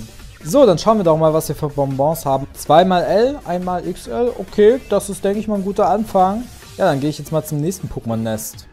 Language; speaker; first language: German; native; German